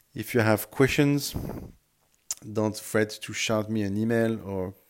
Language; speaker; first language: English; non-native, fluent; French